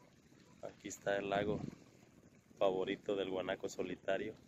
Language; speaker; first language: Spanish; native; Spanish